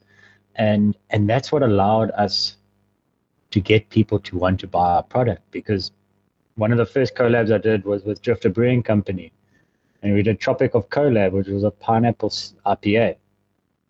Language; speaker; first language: English; native; English